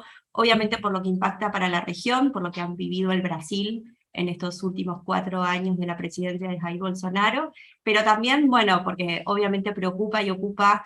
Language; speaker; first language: Spanish; native; Spanish